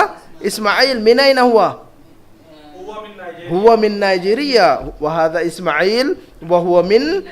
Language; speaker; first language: Arabic; non-native, fluent; Urdu